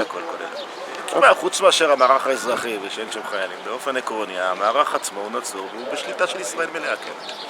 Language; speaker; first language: Hebrew; native; Hebrew